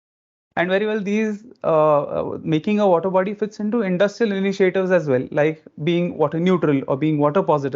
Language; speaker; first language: English; non-native, local second language; Marathi